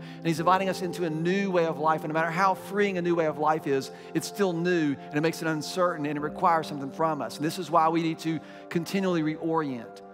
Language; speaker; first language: English; native; English